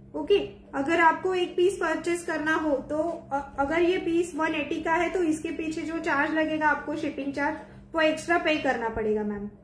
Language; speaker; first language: Hindi; non-native, local second language; Marathi